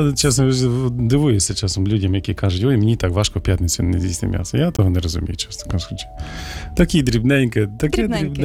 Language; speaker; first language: Ukrainian; native; Ukrainian